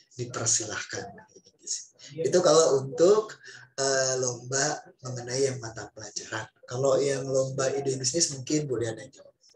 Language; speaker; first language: Indonesian; native; Indonesian